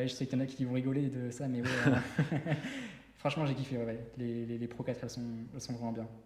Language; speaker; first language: French; native; French